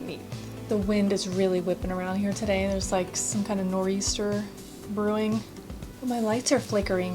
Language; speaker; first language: English; native; English